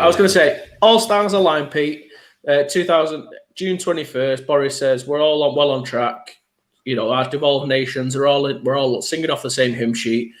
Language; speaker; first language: English; native; English